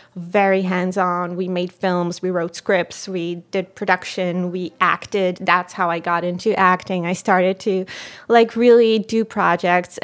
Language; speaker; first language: English; non-native, fluent; Hebrew